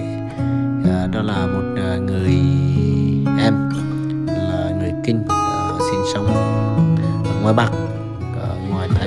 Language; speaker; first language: Vietnamese; non-native, local second language; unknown